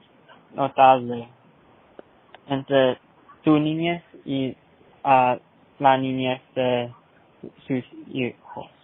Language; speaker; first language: Spanish; early bilingual, heritage; Spanish